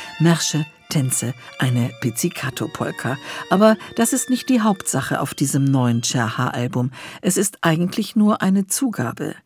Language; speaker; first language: German; native; German